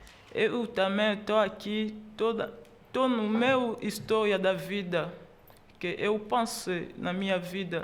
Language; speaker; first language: Portuguese; non-native, learner; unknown